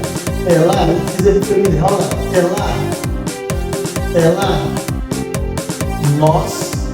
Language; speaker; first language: Portuguese; non-native, fluent; Haitian Creole